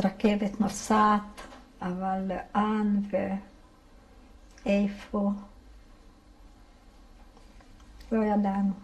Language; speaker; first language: Hebrew; non-native, fluent; Hungarian